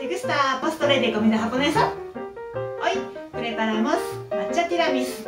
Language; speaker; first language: Spanish; non-native, learner; Japanese